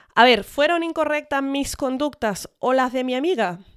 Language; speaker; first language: Spanish; early bilingual, other home language; English